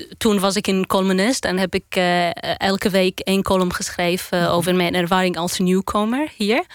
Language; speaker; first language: Dutch; non-native, learner; Arabic